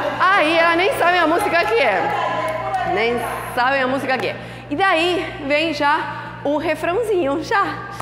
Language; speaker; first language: Portuguese; non-native, fluent; Spanish